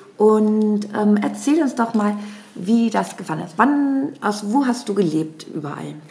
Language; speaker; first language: German; native; German